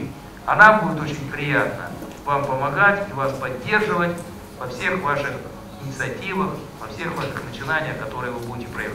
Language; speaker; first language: Russian; native; Russian